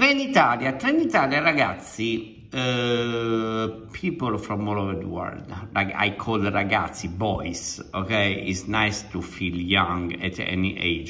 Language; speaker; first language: English; non-native, fluent; Italian